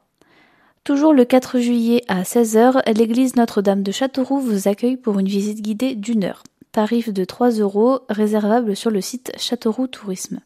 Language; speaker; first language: French; native; French